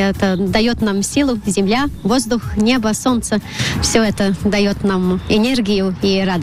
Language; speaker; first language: Russian; non-native, local second language; Latvian